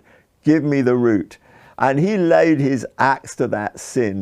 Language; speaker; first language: English; native; English